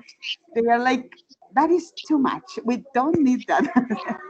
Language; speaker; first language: English; non-native, fluent; Spanish